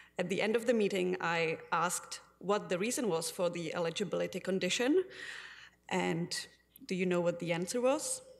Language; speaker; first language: English; non-native, fluent; Czech